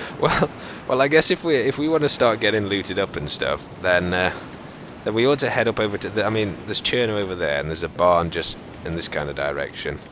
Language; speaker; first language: English; native; English